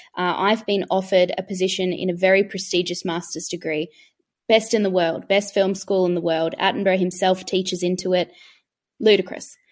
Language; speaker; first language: English; native; English